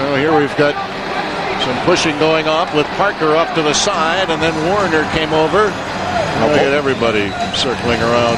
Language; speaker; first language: English; native; English